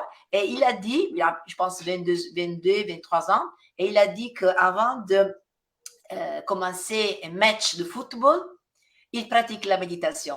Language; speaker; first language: French; non-native, fluent; Italian